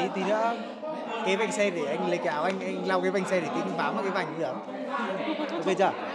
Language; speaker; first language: Vietnamese; non-native, local second language; Hmong